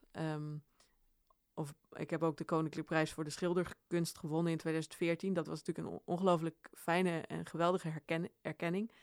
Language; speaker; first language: Dutch; early bilingual, other home language; Swedish